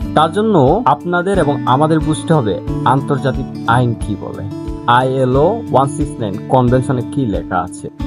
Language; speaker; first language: Bangla; non-native, local second language; Chakma